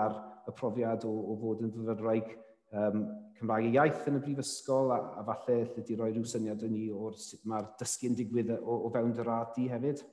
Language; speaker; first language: Welsh; native; Welsh